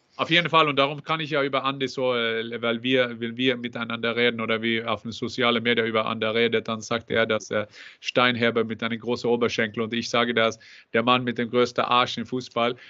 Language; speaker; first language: German; non-native, fluent; Norwegian